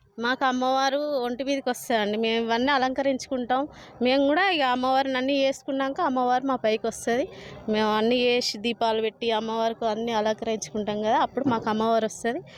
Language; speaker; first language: Telugu; native; Telugu